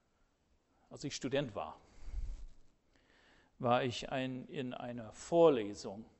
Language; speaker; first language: German; non-native, fluent; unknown